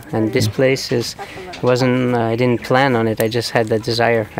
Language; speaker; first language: English; native; English